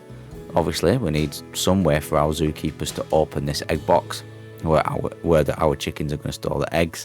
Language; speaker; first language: English; native; English